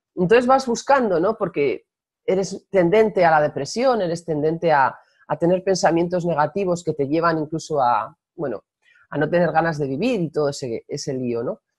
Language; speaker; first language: Spanish; native; Spanish